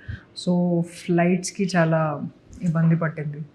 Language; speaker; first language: Telugu; non-native, fluent; Hindi